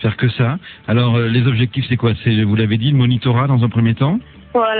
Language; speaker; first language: French; native; French